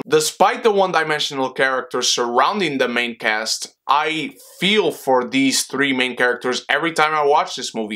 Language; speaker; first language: English; non-native, fluent; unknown